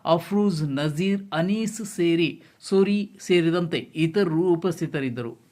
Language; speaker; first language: Kannada; native; Kannada